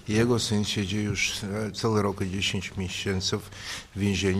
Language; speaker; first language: Polish; non-native, learner; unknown